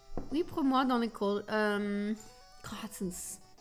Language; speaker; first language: French; non-native, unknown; English